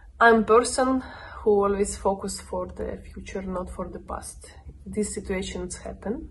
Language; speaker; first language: English; non-native, learner; Russian